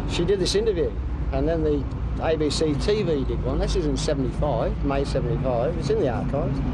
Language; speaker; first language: English; native; English